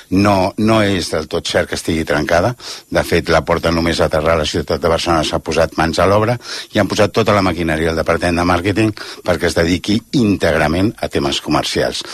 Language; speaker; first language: Catalan; native; Catalan